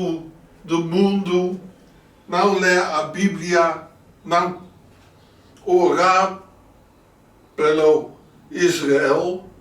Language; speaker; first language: Portuguese; non-native, learner; Dutch